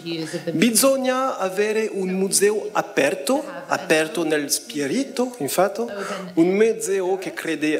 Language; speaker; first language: Italian; non-native, fluent; French